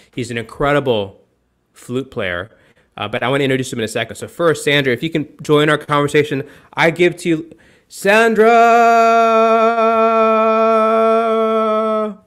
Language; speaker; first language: English; native; English